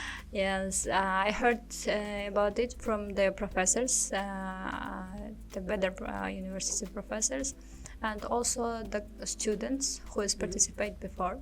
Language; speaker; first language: English; non-native, learner; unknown